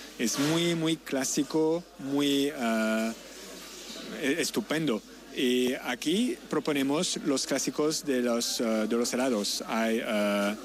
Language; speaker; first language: Spanish; non-native, learner; French